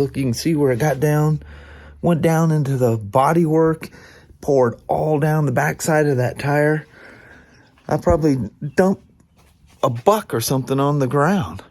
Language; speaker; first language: English; native; English